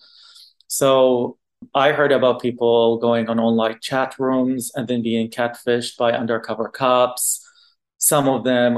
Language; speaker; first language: English; non-native, fluent; Arabic